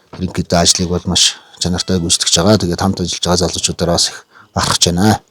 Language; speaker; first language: Mongolian; native; Mongolian